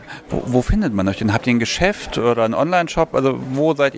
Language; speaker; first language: German; native; German